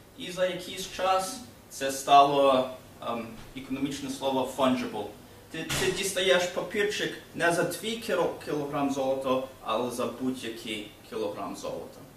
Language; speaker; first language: Ukrainian; early bilingual, heritage; Ukrainian